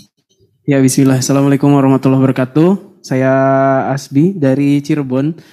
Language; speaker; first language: Indonesian; native; Indonesian